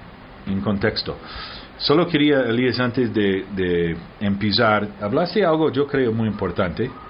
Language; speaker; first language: Spanish; early bilingual, heritage; Spanish